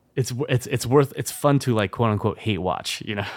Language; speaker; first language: English; early bilingual, other home language; French